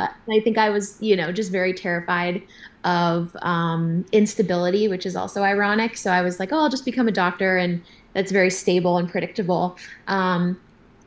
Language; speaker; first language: English; native; English